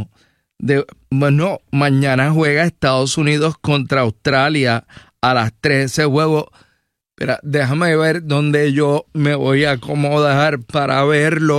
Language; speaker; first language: Spanish; native; Spanish